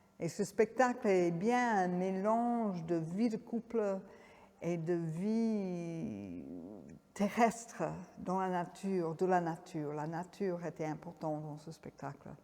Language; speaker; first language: French; non-native, fluent; English